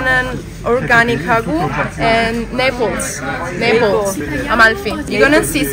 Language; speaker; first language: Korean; non-native, learner; Italian